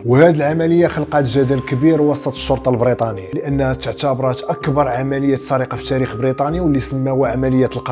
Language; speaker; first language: Arabic; native; Arabic